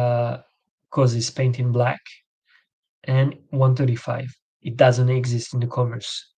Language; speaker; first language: English; non-native, learner; French